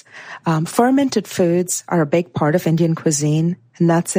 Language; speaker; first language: English; non-native, local second language; Gujarati